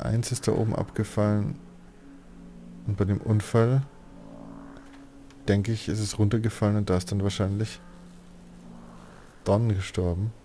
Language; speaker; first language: German; native; German